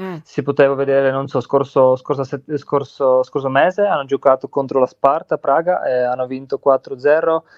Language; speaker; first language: Italian; non-native, learner; Czech